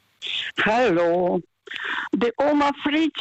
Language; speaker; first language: German; non-native, fluent; Russian